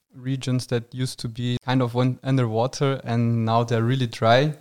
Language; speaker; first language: English; non-native, fluent; Portuguese